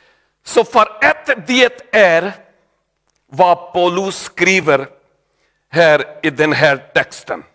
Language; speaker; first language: Swedish; non-native, learner; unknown